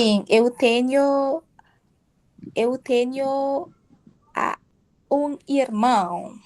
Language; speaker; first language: Portuguese; non-native, learner; Haitian Creole